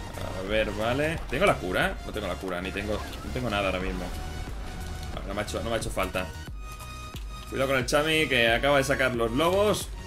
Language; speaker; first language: Spanish; native; Spanish